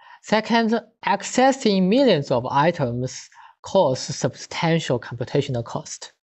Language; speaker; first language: English; non-native, fluent; Chinese